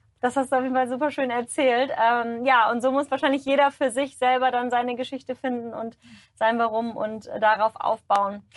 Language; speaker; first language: German; native; German